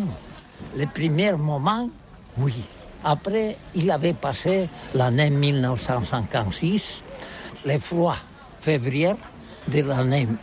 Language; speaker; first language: French; non-native, learner; Catalan